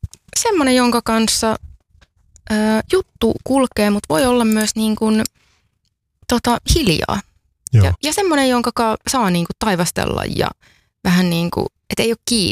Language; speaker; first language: Finnish; native; Finnish